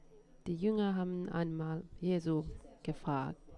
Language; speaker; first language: German; non-native, fluent; Finnish